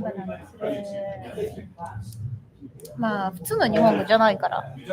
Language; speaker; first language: Japanese; non-native, learner; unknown